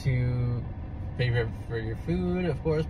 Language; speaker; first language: English; native; English